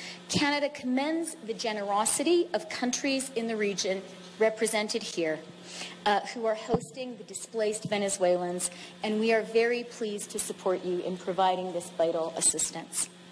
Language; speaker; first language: English; native; English